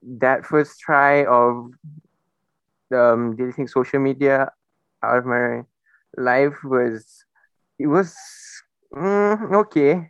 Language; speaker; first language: English; non-native, local second language; Malay